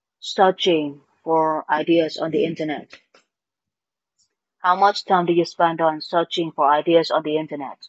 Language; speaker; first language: English; non-native, fluent; Vietnamese